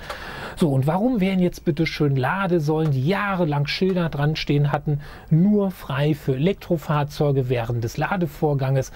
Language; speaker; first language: German; native; German